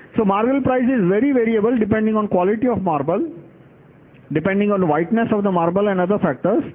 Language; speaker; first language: English; non-native, local second language; Gujarati